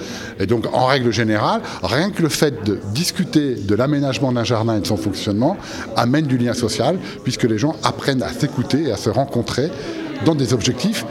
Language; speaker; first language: French; native; French